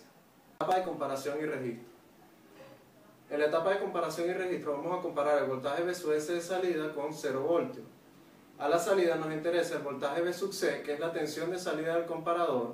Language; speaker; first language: Spanish; native; Spanish